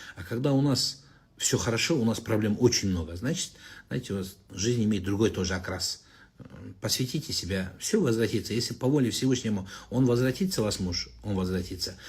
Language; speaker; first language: Russian; non-native, local second language; Kazakh